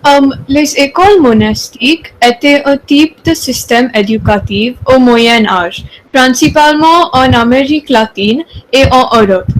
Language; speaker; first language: French; non-native, learner; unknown